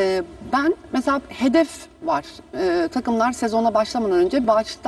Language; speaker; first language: Turkish; native; Turkish